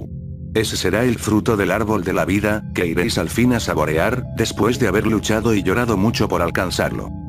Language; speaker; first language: Spanish; native; Spanish